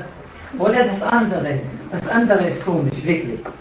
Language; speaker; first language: German; non-native, fluent; Arabic